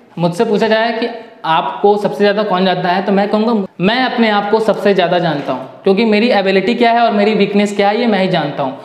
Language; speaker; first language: Hindi; native; Hindi